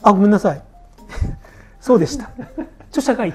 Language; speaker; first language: Japanese; native; Japanese